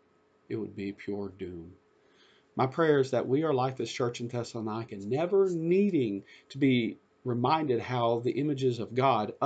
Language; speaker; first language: English; native; English